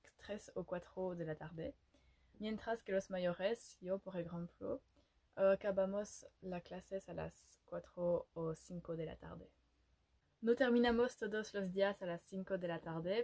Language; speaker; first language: Spanish; non-native, learner; French